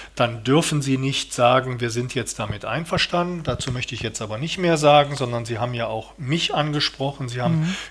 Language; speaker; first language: German; native; German